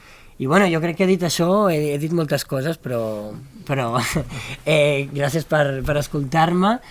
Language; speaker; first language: Catalan; native; Catalan